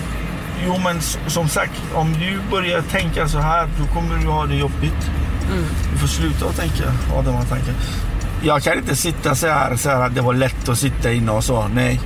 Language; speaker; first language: Swedish; non-native, fluent; Persian